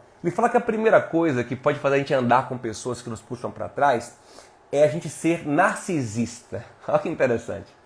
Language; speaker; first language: Portuguese; native; Portuguese